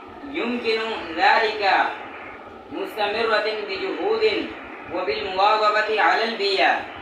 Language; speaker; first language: Arabic; non-native, learner; Urdu